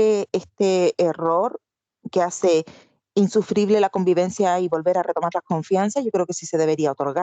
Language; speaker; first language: Spanish; native; Spanish